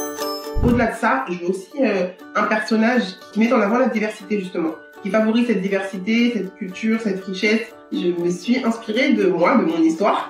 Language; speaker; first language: French; native; French